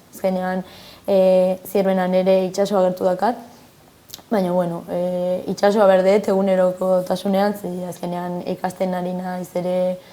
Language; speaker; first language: Basque; non-native, local second language; Spanish